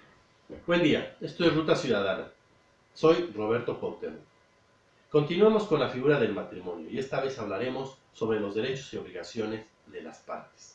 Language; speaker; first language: Spanish; native; Spanish